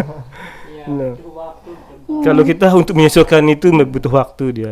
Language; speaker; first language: Indonesian; native; Indonesian